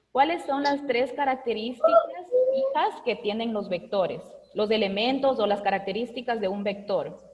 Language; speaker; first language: Spanish; native; Spanish